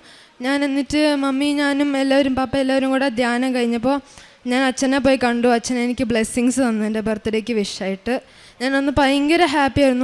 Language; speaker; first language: Malayalam; early bilingual, heritage; Malayalam